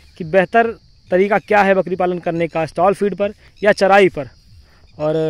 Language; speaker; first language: Hindi; native; Hindi